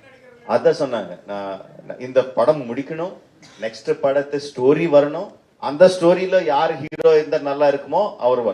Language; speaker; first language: Tamil; non-native, fluent; Telugu